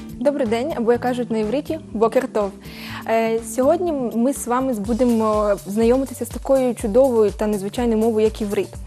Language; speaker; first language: Ukrainian; early bilingual, heritage; Ukrainian